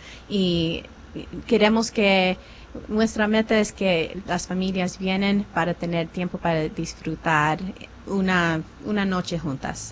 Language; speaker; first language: Spanish; non-native, fluent; English